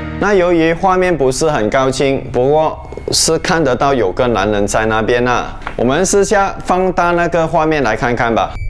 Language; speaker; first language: Chinese; non-native, local second language; Hakka Chinese